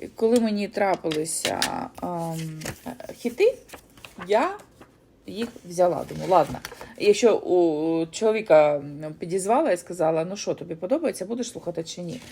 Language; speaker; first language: Ukrainian; non-native, local second language; Russian